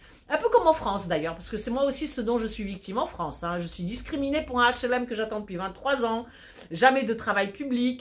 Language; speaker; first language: French; early bilingual, other home language; Polish